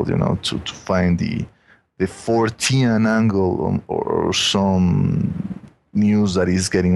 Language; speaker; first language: English; non-native, fluent; Spanish